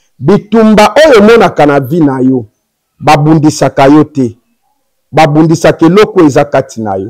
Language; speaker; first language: Lingala; native; Lingala